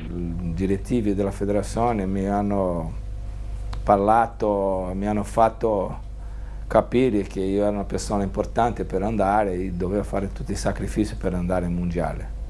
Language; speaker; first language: Italian; non-native, fluent; Portuguese